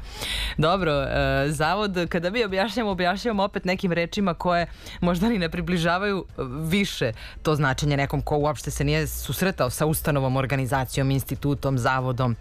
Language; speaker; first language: Serbian; native; Serbian